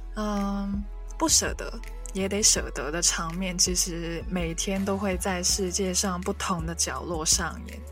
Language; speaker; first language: Chinese; non-native, local second language; Cantonese